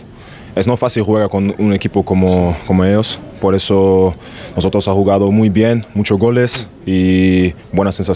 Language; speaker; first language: Spanish; non-native, learner; German